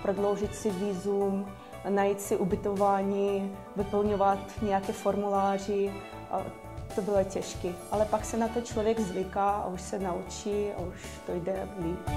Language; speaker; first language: Czech; non-native, fluent; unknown